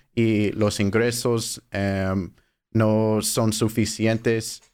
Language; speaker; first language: Spanish; non-native, fluent; English